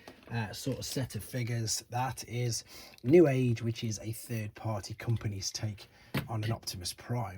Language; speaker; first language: English; native; English